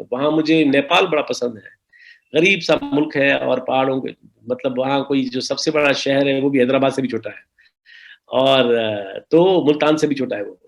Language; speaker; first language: Urdu; non-native, local second language; Sindhi